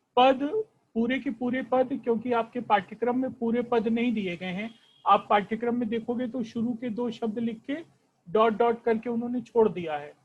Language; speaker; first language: Hindi; non-native, local second language; Marathi